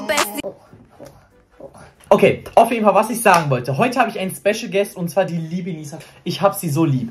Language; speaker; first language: German; native; German